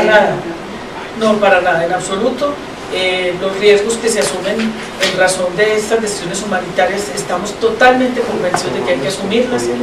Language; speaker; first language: Spanish; native; Spanish